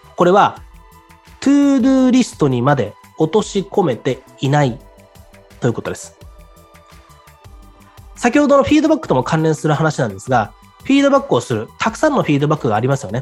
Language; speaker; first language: Japanese; native; Japanese